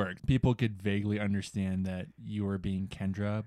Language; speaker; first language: English; native; English